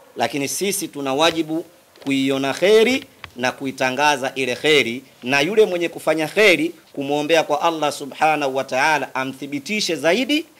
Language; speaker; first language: Swahili; native; Swahili